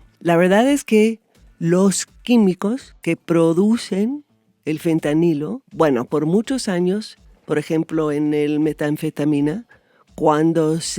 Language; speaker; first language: Spanish; non-native, fluent; English